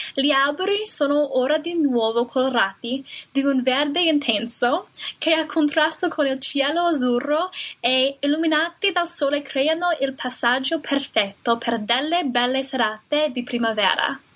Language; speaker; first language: Italian; non-native, fluent; English